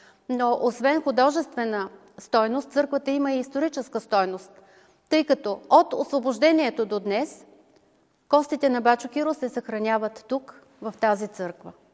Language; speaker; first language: Bulgarian; native; Bulgarian